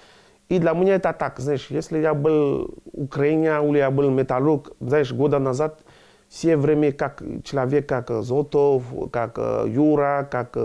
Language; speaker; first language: Russian; non-native, learner; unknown